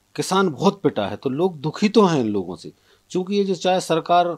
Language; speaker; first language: Hindi; native; Hindi